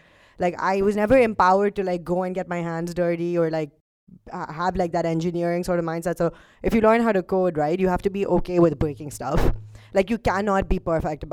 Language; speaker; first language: English; non-native, local second language; Urdu